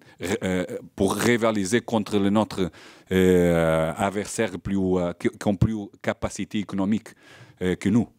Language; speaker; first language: French; non-native, learner; Portuguese